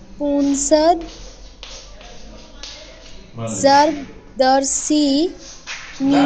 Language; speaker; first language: Persian; non-native, learner; Urdu